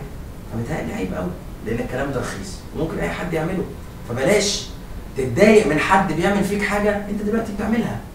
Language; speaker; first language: Arabic; native; Arabic